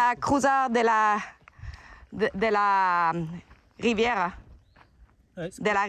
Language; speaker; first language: Spanish; non-native, learner; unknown